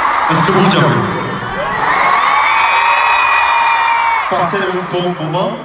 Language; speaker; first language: French; non-native, learner; Korean